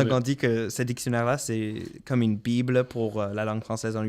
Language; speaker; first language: French; non-native, local second language; English